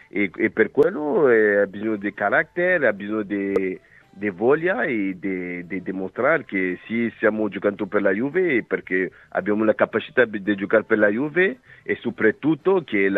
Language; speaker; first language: Italian; non-native, fluent; French